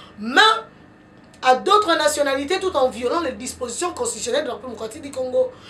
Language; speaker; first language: French; non-native, local second language; Lingala